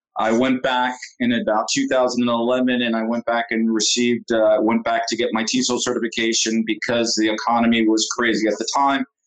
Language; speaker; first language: English; native; English